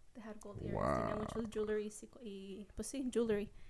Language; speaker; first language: English; early bilingual, other home language; Spanish